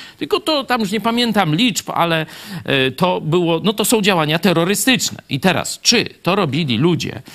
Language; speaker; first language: Polish; native; Polish